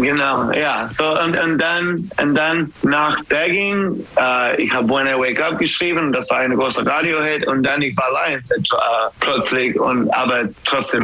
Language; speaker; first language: German; non-native, learner; English